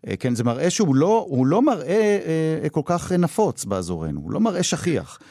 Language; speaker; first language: Hebrew; native; Hebrew